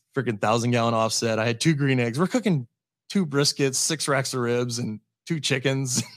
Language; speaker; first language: English; native; English